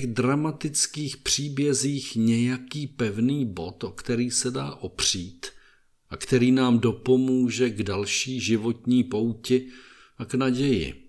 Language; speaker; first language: Czech; native; Czech